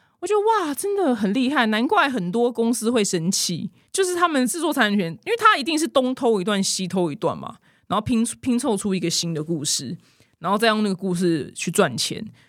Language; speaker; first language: Chinese; native; Chinese